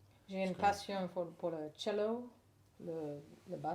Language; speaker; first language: French; non-native, learner; English